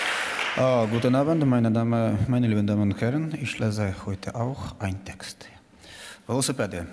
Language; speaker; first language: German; non-native, learner; Ukrainian